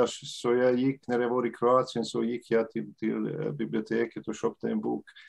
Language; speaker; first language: Swedish; non-native, fluent; Bosnian